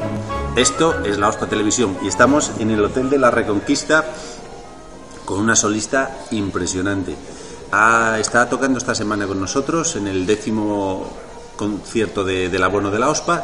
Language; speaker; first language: Spanish; native; Spanish